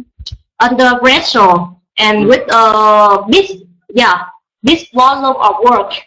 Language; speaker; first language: English; non-native, learner; Vietnamese